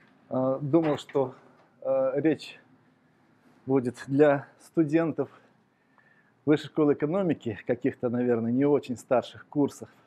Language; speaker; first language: Russian; native; Russian